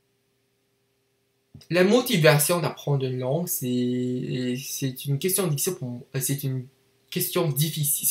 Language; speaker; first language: French; non-native, learner; English